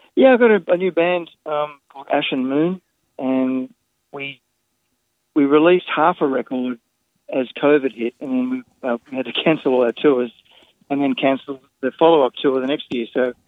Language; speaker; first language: English; native; English